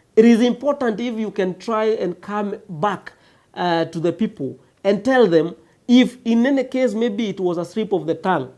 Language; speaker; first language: English; non-native, local second language; Kikuyu